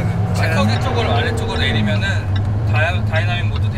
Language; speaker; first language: Korean; native; Korean